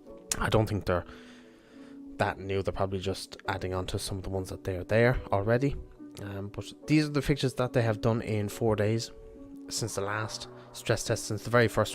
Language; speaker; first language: English; native; English